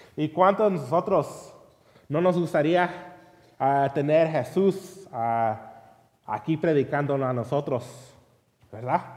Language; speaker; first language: Spanish; early bilingual, heritage; Spanish